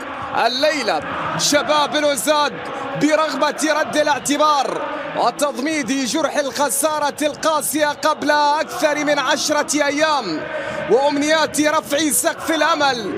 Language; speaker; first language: Arabic; native; Arabic